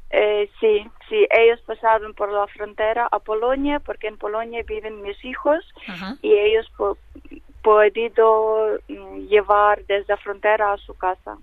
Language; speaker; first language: Spanish; non-native, learner; Ukrainian